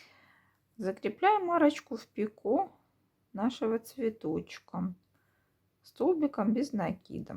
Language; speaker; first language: Russian; native; Russian